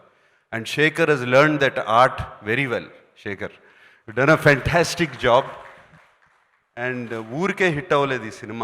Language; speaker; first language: Telugu; native; Telugu